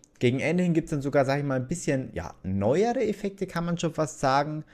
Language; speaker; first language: German; native; German